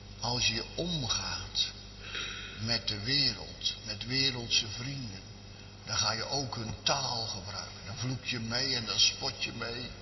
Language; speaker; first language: Dutch; native; Dutch